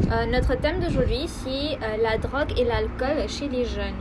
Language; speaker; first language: French; non-native, local second language; Morisyen